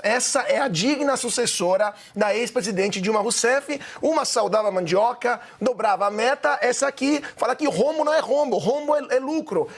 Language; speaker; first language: Portuguese; non-native, fluent; Italian